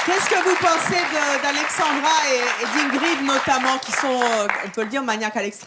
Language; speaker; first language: French; native; French